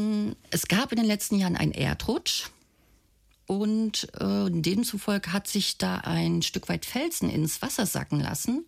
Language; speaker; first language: German; native; German